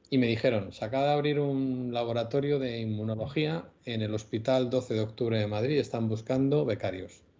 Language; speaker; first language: Spanish; native; Spanish